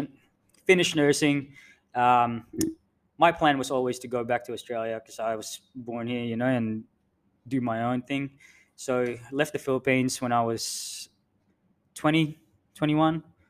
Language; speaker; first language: English; non-native, local second language; Filipino